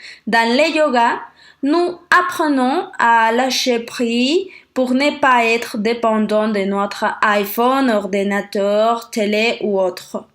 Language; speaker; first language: French; non-native, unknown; Spanish